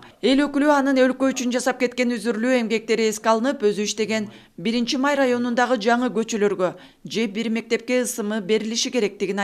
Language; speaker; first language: Kyrgyz; native; Kyrgyz